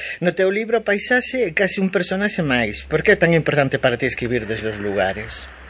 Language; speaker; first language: Galician; native; Galician